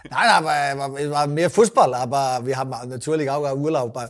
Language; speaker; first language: German; non-native, learner; Danish